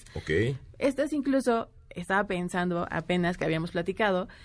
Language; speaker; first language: Spanish; native; Spanish